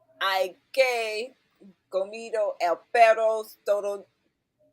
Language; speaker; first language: Spanish; non-native, learner; English